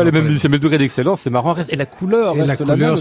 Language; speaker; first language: French; native; French